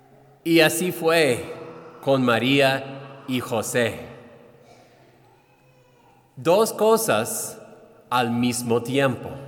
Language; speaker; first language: Spanish; non-native, fluent; English